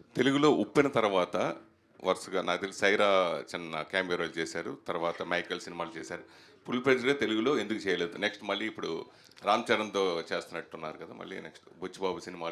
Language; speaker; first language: Telugu; native; Telugu